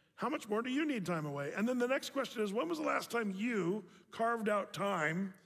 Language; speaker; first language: English; native; English